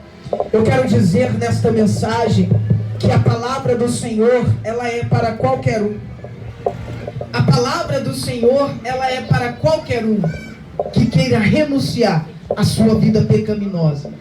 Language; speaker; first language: Portuguese; native; Portuguese